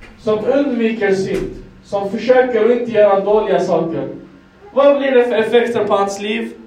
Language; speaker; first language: Swedish; non-native, fluent; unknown